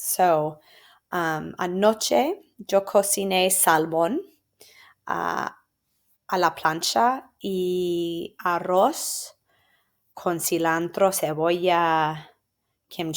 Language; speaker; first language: Spanish; non-native, fluent; English